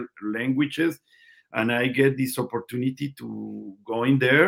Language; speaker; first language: English; non-native, learner; Spanish